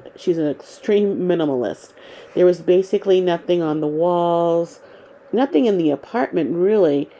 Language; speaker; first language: English; native; English